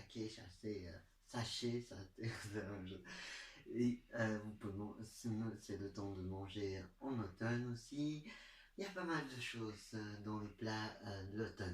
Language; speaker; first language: French; non-native, learner; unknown